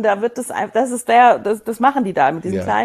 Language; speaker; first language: German; native; German